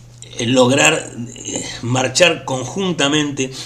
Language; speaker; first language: Spanish; native; Spanish